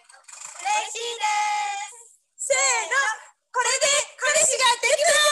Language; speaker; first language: Japanese; non-native, learner; Indonesian